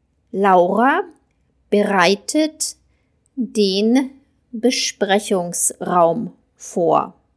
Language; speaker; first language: German; native; German